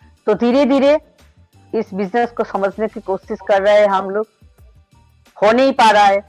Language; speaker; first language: Hindi; non-native, local second language; Bangla